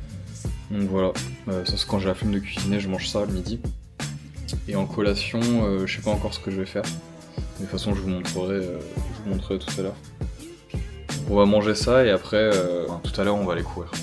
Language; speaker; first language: French; native; French